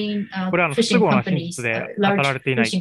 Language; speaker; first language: Japanese; native; Japanese